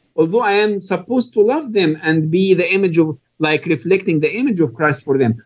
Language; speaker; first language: English; non-native, fluent; Arabic